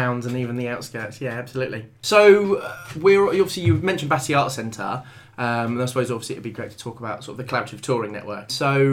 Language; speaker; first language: English; native; English